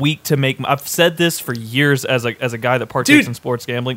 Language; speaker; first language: English; native; English